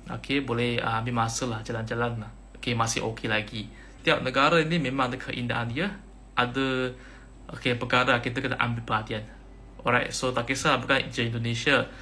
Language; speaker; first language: Malay; native; Malay